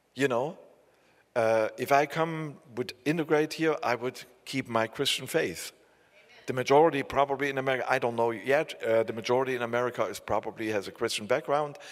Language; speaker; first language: English; non-native, fluent; German